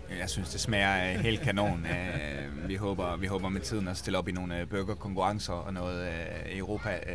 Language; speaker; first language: Danish; native; Danish